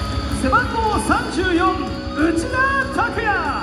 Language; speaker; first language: Japanese; native; Japanese